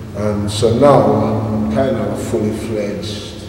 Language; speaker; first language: English; native; English